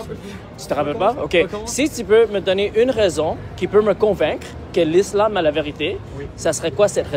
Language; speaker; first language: French; native; French